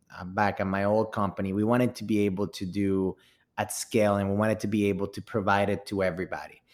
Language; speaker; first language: English; early bilingual, other home language; Spanish